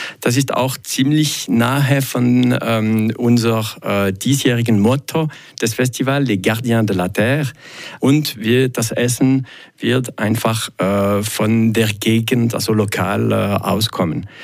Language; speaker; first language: German; non-native, local second language; French